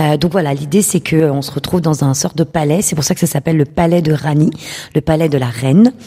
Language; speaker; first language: French; early bilingual, other home language; Urdu